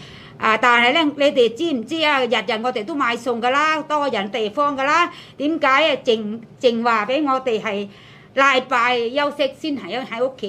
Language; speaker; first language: Cantonese; non-native, fluent; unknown